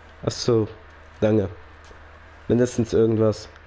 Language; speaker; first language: German; native; German